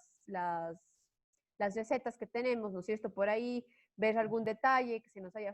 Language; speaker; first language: Spanish; native; Spanish